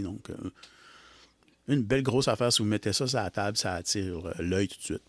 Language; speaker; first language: French; native; French